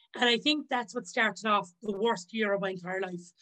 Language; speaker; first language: English; native; English